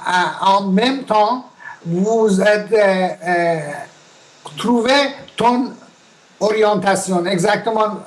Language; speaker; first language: French; non-native, learner; Persian